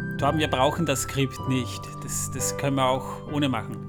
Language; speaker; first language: German; native; German